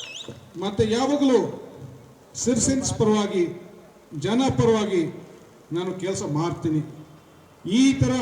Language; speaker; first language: Kannada; non-native, fluent; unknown